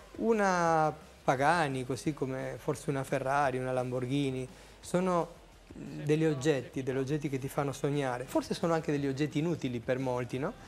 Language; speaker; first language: Italian; non-native, fluent; Spanish